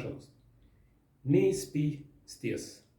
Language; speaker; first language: Russian; non-native, learner; Arabic